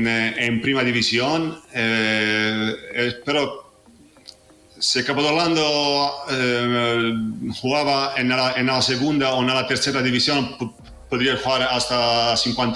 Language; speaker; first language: Spanish; non-native, fluent; Italian